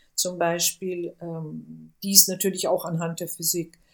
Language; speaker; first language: German; non-native, fluent; Italian